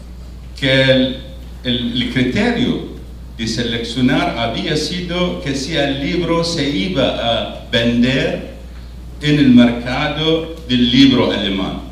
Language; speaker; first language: Spanish; non-native, fluent; Arabic